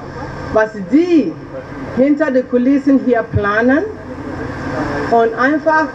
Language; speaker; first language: German; non-native, fluent; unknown